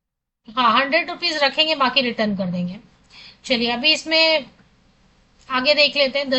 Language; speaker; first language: Hindi; native; Hindi